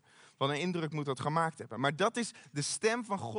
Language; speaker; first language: Dutch; native; Dutch